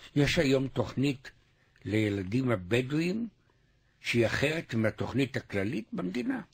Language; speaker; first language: Hebrew; native; Hebrew